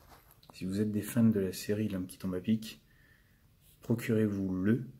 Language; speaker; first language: French; native; French